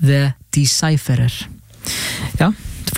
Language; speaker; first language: Icelandic; native; Icelandic